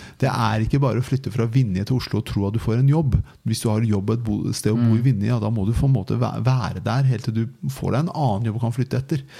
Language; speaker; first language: Norwegian; non-native, fluent; Persian